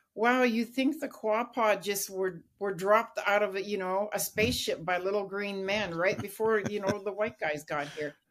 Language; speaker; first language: English; native; English